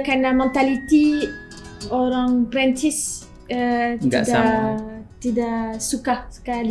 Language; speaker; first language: Indonesian; non-native, learner; French